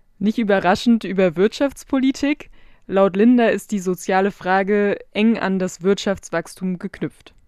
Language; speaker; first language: German; native; German